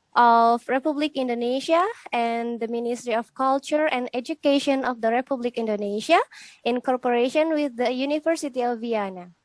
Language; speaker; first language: English; non-native, fluent; Indonesian